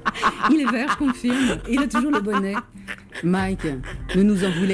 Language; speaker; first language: French; native; French